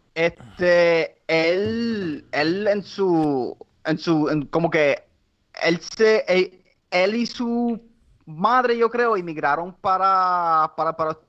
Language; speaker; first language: Spanish; non-native, local second language; English